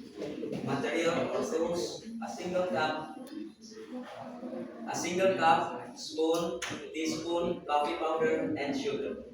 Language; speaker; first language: English; non-native, learner; Indonesian